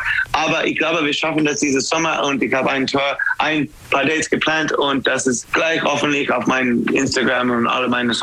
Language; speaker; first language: German; non-native, fluent; English